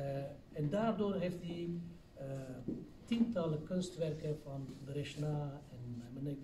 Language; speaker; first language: Dutch; non-native, fluent; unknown